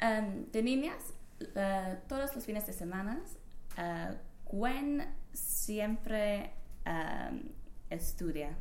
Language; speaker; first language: Spanish; non-native, learner; English